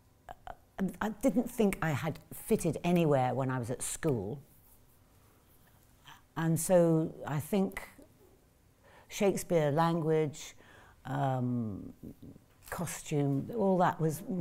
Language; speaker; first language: English; native; English